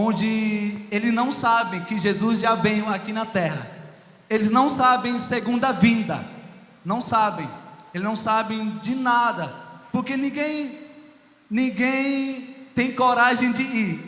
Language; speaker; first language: Portuguese; non-native, local second language; Ticuna